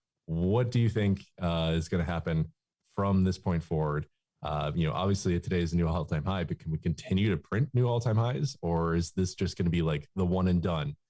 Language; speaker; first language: English; native; English